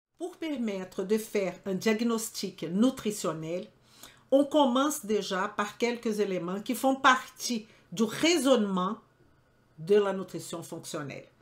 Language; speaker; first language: French; non-native, fluent; Portuguese